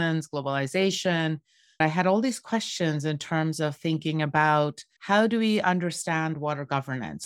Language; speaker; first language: English; non-native, local second language; Bangla